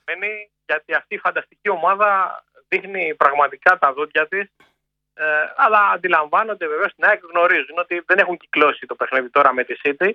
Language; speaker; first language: Greek; native; Greek